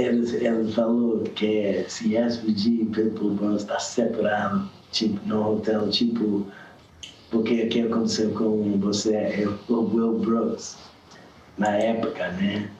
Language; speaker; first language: Portuguese; non-native, fluent; English